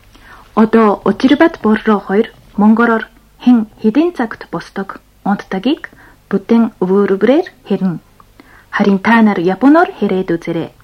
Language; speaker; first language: Mongolian; non-native, fluent; Japanese